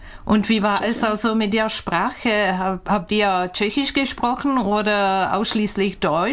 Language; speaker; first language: German; non-native, fluent; Czech